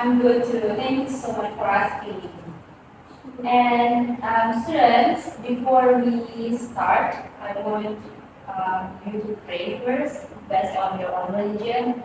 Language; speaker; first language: English; non-native, fluent; Indonesian